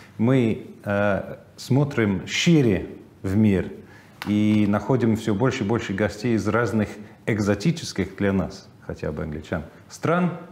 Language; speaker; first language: Russian; non-native, fluent; English